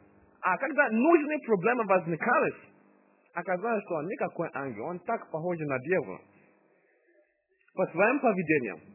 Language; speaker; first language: Russian; non-native, fluent; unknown